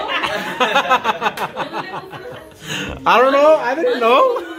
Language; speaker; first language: English; early bilingual, other home language; Spanish